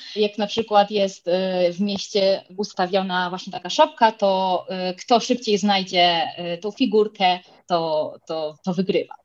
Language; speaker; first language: Polish; early bilingual, heritage; Spanish